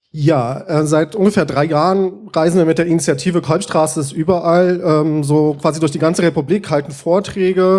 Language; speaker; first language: German; native; German